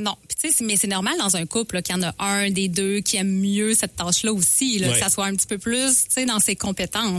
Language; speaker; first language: French; native; French